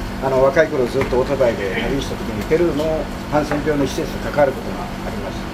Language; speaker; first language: Japanese; native; Japanese